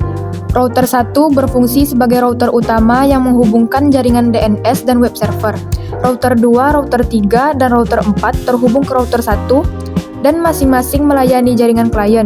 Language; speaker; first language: Indonesian; native; Indonesian